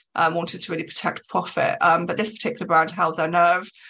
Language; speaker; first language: English; native; English